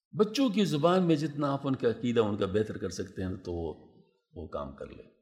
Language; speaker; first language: Urdu; non-native, local second language; Pashto